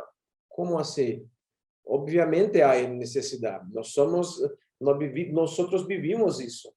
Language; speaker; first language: Spanish; non-native, learner; Portuguese